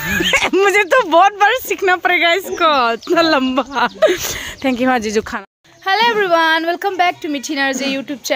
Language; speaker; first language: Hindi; non-native, local second language; Bodo